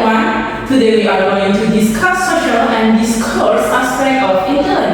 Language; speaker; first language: English; non-native, learner; Indonesian